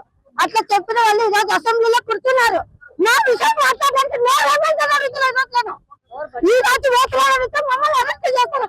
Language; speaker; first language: Telugu; native; Telugu